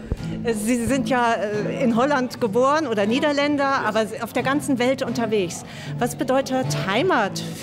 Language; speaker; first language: German; native; German